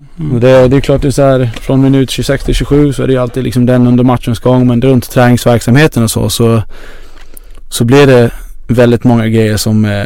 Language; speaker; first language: Swedish; native; Swedish